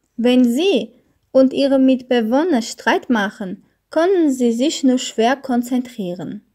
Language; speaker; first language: German; non-native, learner; Armenian